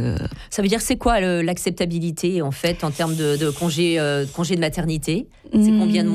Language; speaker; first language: French; native; French